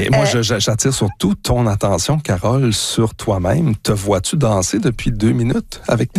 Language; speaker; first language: French; native; French